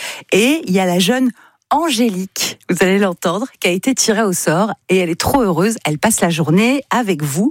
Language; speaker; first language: French; native; French